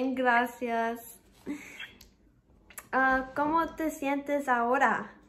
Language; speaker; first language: Spanish; early bilingual, heritage; English